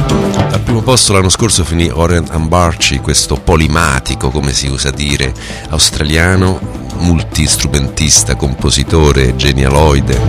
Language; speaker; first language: Italian; native; Italian